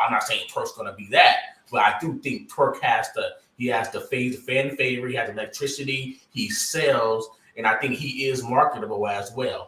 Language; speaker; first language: English; native; English